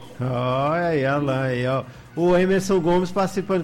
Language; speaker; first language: Portuguese; native; Portuguese